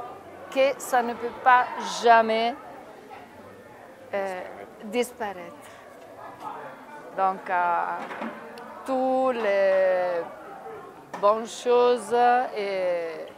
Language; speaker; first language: French; non-native, fluent; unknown